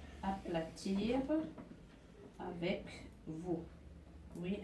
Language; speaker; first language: French; non-native, local second language; Arabic